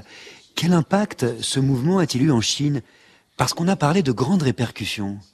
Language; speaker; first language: French; native; French